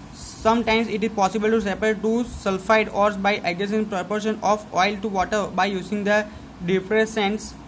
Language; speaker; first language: English; non-native, local second language; Gujarati